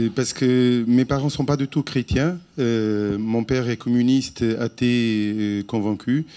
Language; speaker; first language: French; non-native, fluent; Portuguese